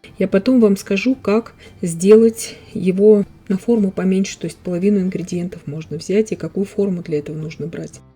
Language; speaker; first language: Russian; native; Russian